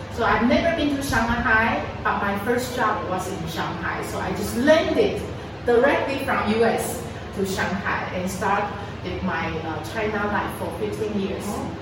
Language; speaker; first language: English; non-native, fluent; Chinese